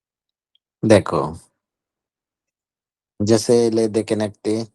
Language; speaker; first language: French; non-native, learner; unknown